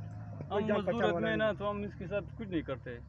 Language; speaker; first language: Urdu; non-native, local second language; Pashto